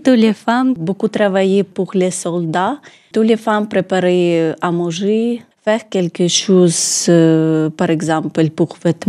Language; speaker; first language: French; non-native, learner; Ukrainian